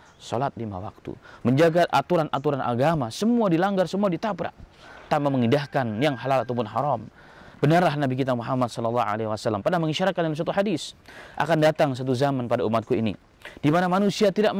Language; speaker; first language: Indonesian; native; Indonesian